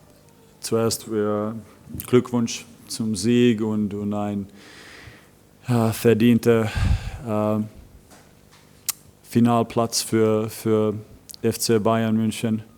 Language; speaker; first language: German; non-native, fluent; Finnish